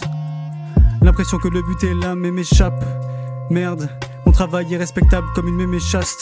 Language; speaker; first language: French; native; French